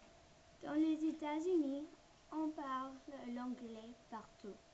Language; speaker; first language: French; non-native, learner; English